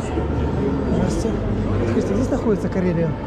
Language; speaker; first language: Russian; native; Russian